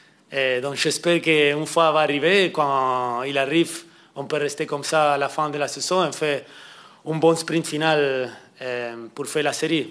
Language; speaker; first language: French; non-native, fluent; Spanish